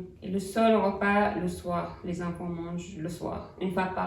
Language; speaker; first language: French; non-native, fluent; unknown